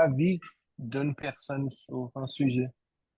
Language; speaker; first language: French; non-native, fluent; Portuguese